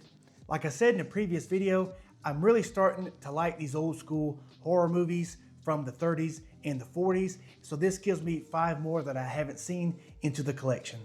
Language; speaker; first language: English; native; English